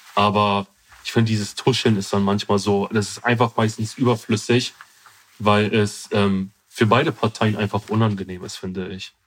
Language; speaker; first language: German; early bilingual, other home language; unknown